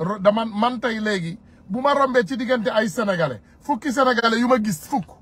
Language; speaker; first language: Wolof; non-native, local second language; Soninke